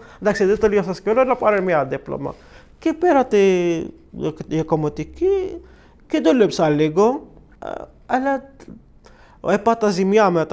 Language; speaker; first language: Greek; early bilingual, other home language; Arabic